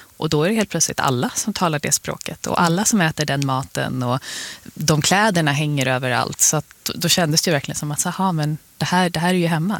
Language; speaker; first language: Swedish; early bilingual, other home language; Persian